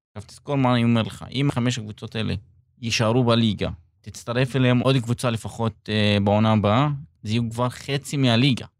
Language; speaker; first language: Hebrew; non-native, local second language; Arabic